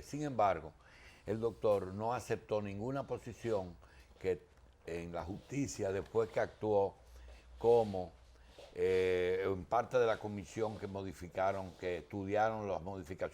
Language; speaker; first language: Spanish; native; Spanish